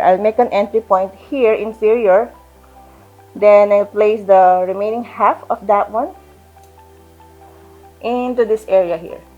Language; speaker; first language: English; non-native, local second language; Filipino